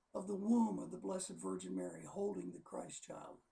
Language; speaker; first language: English; native; English